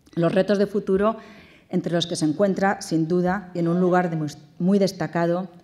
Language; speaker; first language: Spanish; native; Spanish